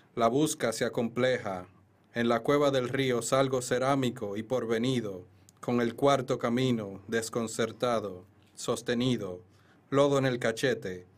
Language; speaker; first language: Spanish; native; Spanish